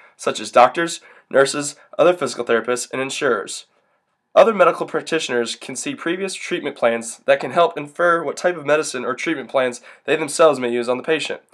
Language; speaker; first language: English; native; English